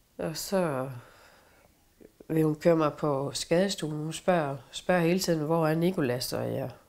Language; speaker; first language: Danish; native; Danish